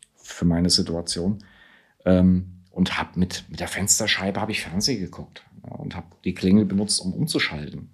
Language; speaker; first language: German; native; German